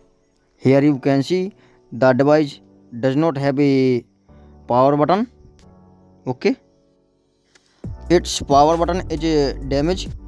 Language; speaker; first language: English; non-native, local second language; Hindi